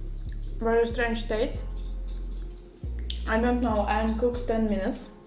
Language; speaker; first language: English; non-native, learner; Russian